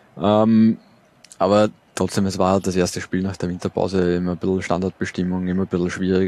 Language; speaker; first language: German; native; German